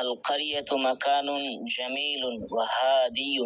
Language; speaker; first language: Arabic; non-native, learner; Bangla